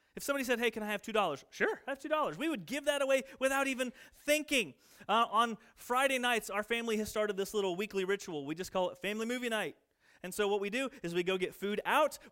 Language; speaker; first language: English; native; English